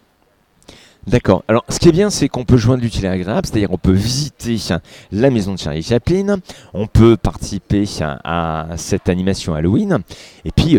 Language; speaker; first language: French; native; French